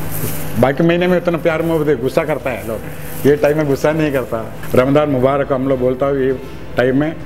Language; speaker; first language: Hindi; non-native, local second language; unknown